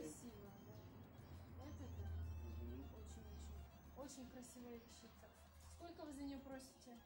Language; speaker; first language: Russian; native; Russian